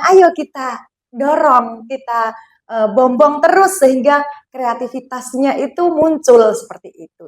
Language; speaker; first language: Indonesian; non-native, local second language; Javanese